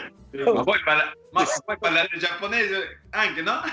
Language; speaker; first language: Italian; non-native, fluent; Japanese